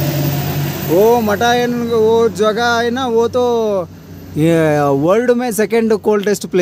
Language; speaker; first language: Hindi; non-native, local second language; Kannada